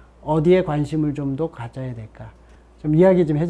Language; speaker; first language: Korean; native; Korean